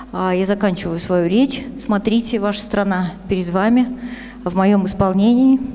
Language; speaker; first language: Russian; native; Russian